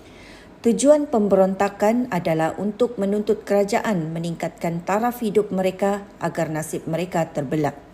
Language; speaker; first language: Malay; native; Malay